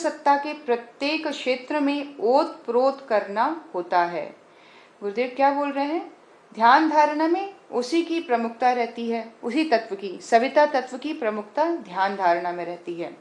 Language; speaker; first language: Hindi; native; Hindi